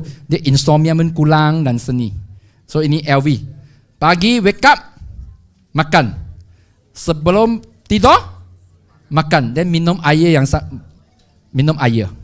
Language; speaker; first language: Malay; non-native, local second language; Chinese